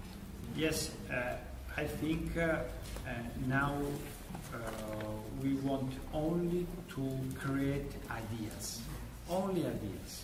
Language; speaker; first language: English; non-native, learner; Italian